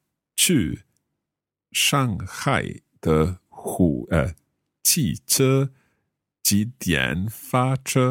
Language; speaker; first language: Chinese; non-native, learner; English